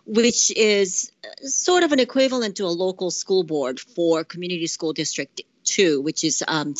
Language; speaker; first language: English; non-native, fluent; Japanese